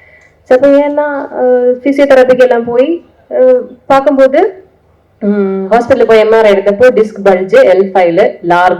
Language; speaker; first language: Tamil; non-native, learner; Malayalam